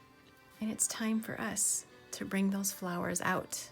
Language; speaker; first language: English; native; English